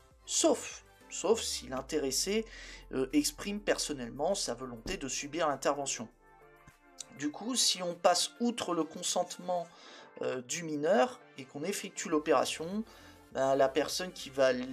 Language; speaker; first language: French; native; French